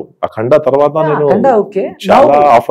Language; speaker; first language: Telugu; non-native, local second language; Hindi